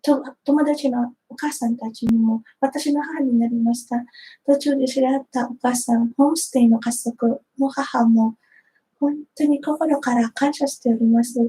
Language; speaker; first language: Japanese; non-native, fluent; Filipino